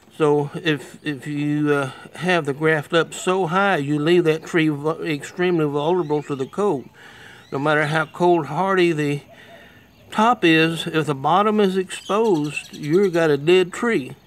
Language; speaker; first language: English; native; English